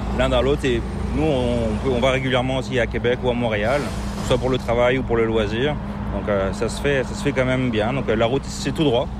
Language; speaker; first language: French; native; French